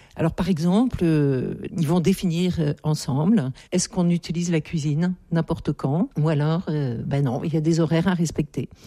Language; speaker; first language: French; native; French